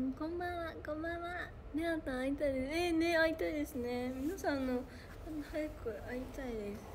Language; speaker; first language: Japanese; native; Japanese